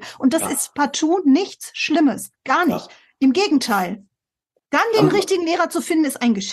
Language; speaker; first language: German; native; German